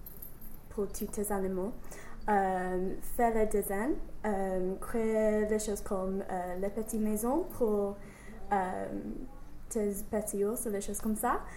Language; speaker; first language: French; non-native, learner; English